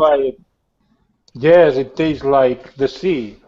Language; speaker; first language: English; non-native, learner; Spanish